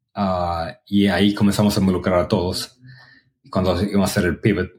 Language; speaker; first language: Spanish; native; Spanish